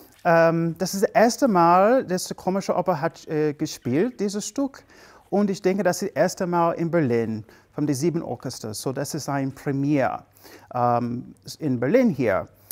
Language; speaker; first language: German; non-native, learner; English